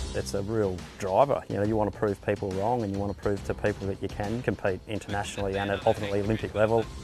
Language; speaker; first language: English; native; English